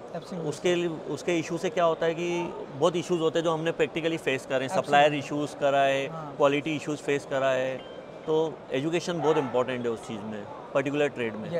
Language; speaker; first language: Hindi; native; Hindi